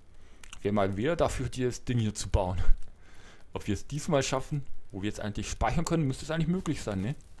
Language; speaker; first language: German; native; German